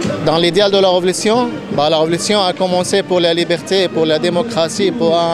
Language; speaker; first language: French; non-native, fluent; Arabic